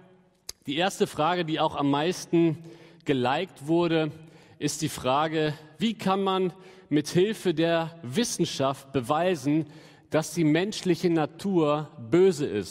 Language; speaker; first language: German; native; German